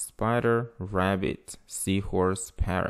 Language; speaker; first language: English; non-native, fluent; Russian